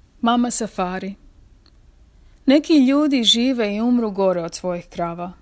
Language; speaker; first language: Croatian; native; Croatian